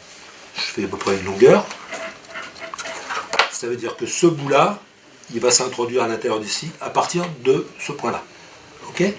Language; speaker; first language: French; native; French